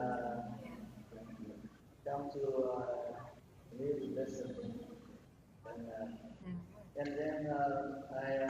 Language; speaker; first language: English; non-native, learner; Vietnamese